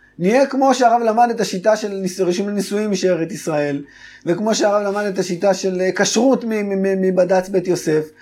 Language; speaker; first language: Hebrew; native; Hebrew